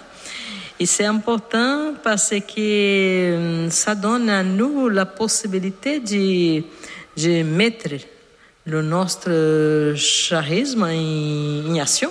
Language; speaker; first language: French; non-native, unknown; Portuguese